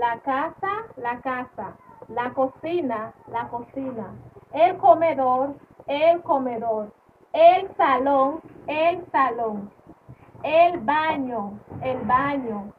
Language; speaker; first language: Spanish; non-native, fluent; Haitian Creole